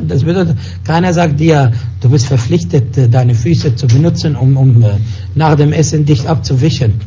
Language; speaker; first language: German; non-native, fluent; Arabic